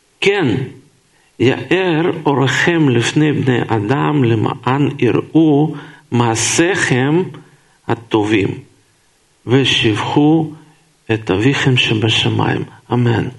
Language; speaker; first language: Hebrew; non-native, fluent; Russian